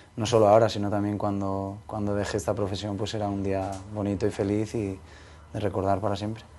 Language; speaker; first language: Spanish; native; Spanish